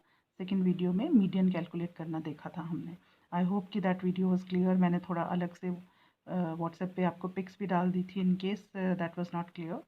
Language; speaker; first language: Hindi; native; Hindi